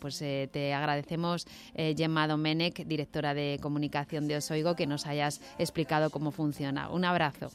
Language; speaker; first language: Spanish; native; Spanish